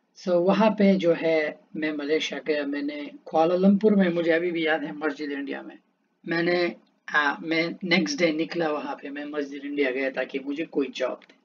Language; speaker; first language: Urdu; non-native, local second language; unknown